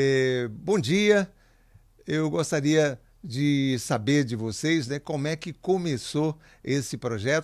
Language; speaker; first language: Portuguese; native; Portuguese